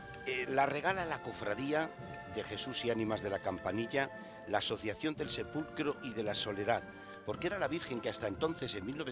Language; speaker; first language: Spanish; native; Spanish